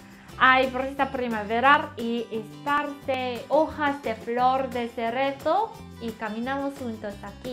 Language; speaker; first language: Spanish; non-native, learner; Korean